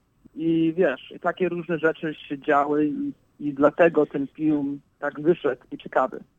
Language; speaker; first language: Polish; early bilingual, heritage; English